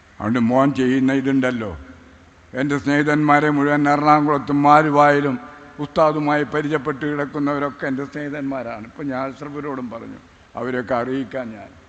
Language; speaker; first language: Malayalam; native; Malayalam